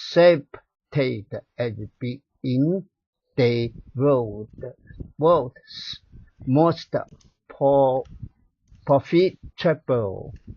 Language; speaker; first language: English; non-native, learner; Chinese